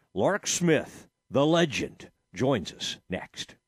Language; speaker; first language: English; native; English